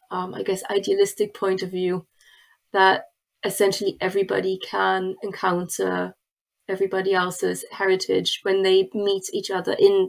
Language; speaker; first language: English; non-native, fluent; German